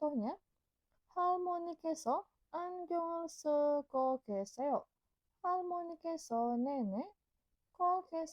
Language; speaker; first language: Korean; non-native, fluent; Indonesian